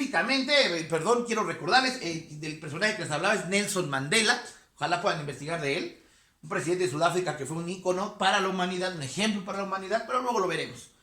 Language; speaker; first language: Spanish; native; Spanish